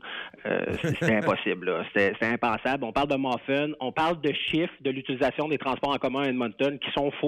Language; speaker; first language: French; native; French